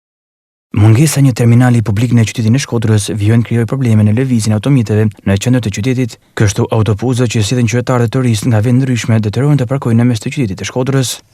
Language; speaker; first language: Albanian; native; Albanian